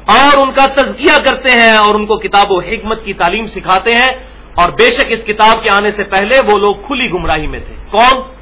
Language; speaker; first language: Urdu; non-native, local second language; Punjabi